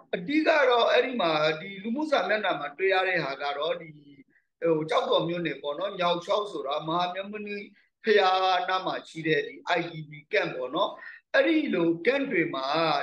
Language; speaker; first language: Burmese; native; Burmese